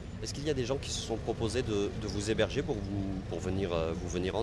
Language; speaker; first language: French; native; French